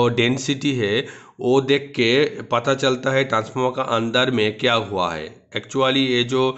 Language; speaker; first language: Hindi; non-native, local second language; Bangla